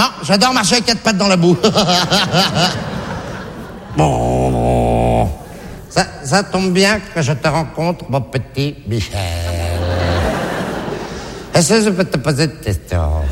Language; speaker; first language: French; native; French